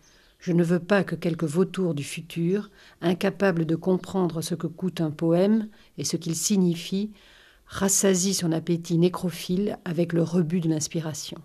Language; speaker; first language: French; native; French